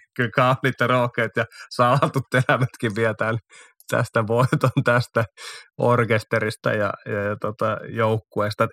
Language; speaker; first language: Finnish; native; Finnish